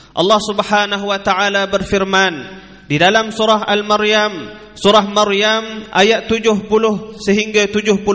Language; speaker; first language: Malay; native; Malay